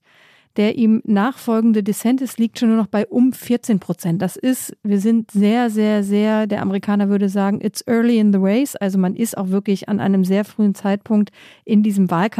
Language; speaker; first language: German; native; German